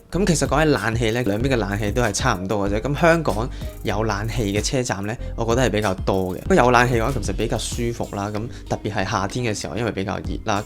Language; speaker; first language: Cantonese; native; Cantonese